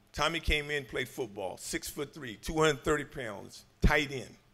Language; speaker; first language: English; native; English